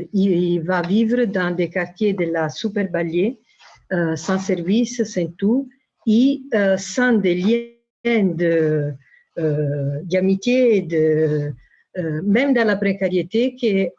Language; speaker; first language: French; non-native, fluent; Italian